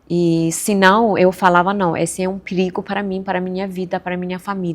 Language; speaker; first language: Portuguese; non-native, fluent; Persian